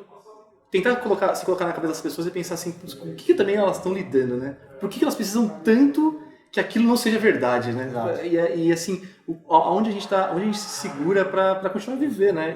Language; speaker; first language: Portuguese; native; Portuguese